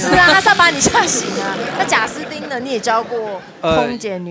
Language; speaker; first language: Chinese; native; Chinese